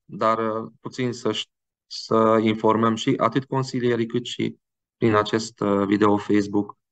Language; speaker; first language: Romanian; non-native, local second language; Hungarian